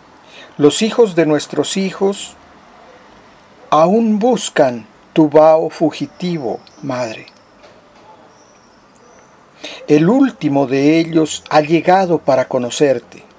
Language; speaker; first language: Spanish; native; Spanish